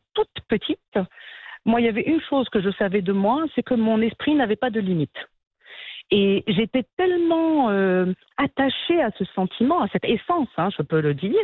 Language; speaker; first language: French; non-native, local second language; Arabic